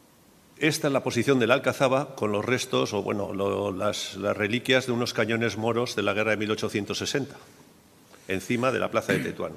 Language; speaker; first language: Spanish; native; Spanish